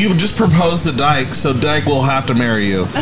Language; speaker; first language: English; native; English